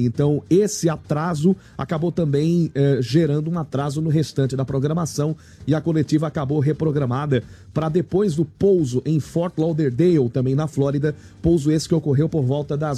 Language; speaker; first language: Portuguese; native; Portuguese